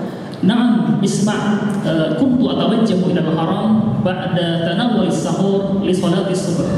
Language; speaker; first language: Arabic; non-native, learner; Indonesian